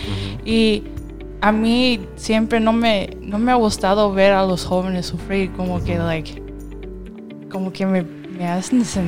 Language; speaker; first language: Spanish; early bilingual, heritage; Spanish